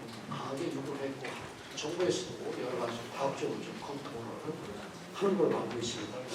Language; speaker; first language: Korean; native; Korean